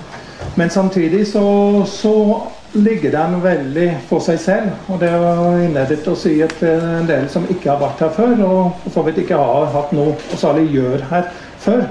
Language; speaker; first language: Norwegian; non-native, fluent; English